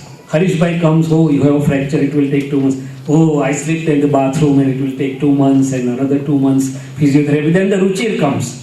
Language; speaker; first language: English; non-native, local second language; Gujarati